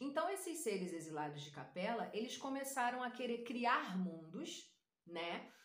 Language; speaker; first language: Portuguese; native; Portuguese